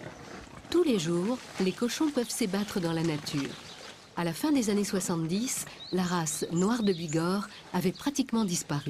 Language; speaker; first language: French; native; French